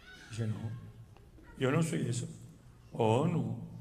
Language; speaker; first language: Spanish; native; Spanish